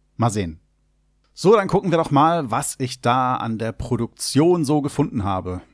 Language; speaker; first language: German; native; German